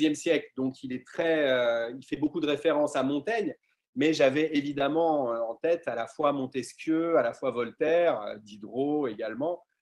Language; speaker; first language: French; native; French